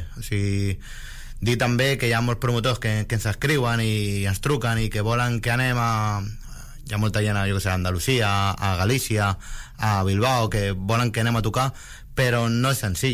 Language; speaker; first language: Catalan; native; Catalan